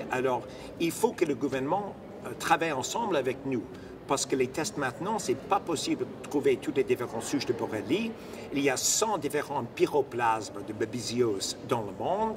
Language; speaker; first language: French; non-native, fluent; English